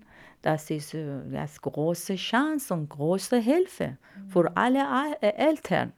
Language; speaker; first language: German; non-native, learner; Arabic